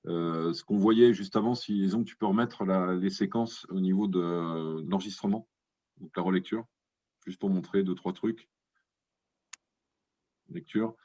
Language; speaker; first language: French; native; French